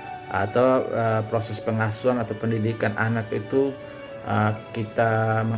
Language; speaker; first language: Indonesian; native; Indonesian